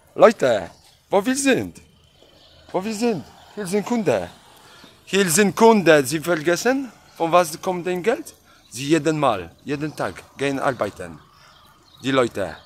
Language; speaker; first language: German; non-native, learner; Polish